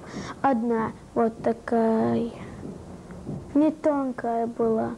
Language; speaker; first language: Russian; non-native, local second language; Chechen